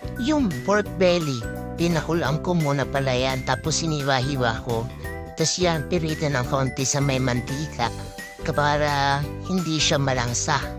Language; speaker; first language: Filipino; non-native, local second language; Bikol